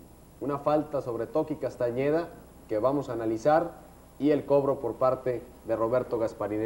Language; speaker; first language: Spanish; native; Spanish